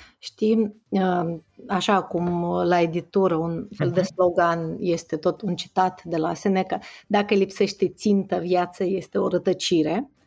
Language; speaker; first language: Romanian; non-native, fluent; Russian